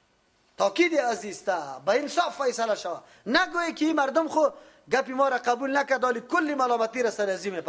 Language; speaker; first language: Persian; native; Persian